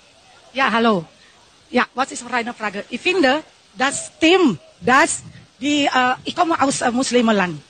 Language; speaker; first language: German; non-native, learner; Indonesian